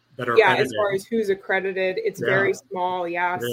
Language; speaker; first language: English; native; English